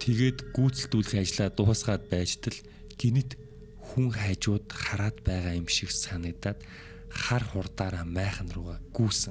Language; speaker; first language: Mongolian; native; Mongolian